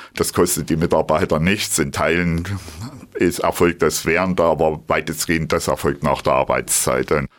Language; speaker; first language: German; native; German